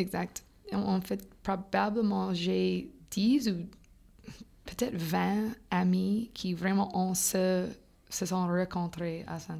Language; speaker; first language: French; non-native, fluent; English